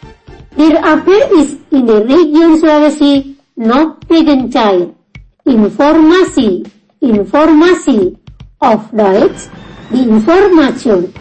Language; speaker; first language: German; non-native, fluent; Indonesian